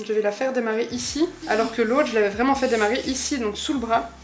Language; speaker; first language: French; native; French